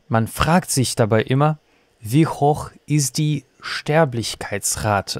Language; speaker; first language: German; non-native, fluent; Russian